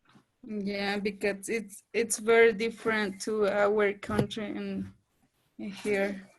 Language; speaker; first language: English; non-native, learner; Spanish